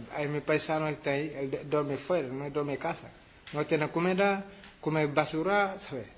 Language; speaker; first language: Spanish; non-native, learner; Wolof